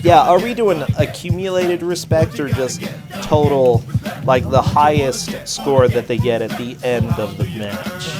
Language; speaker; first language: English; native; English